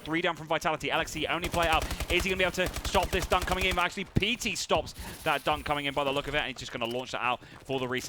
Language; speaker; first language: English; native; English